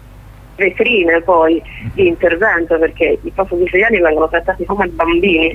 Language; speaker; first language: Italian; native; Italian